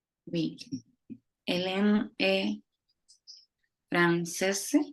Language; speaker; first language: French; non-native, learner; Spanish